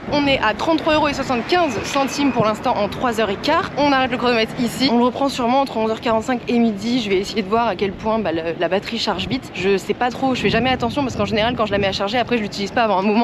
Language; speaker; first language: French; native; French